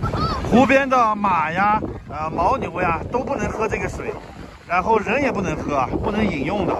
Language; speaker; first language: Chinese; native; Chinese